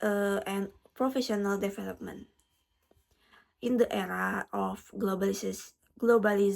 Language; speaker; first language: English; non-native, learner; Indonesian